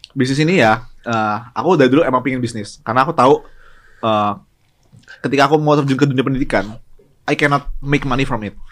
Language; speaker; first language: Indonesian; native; Indonesian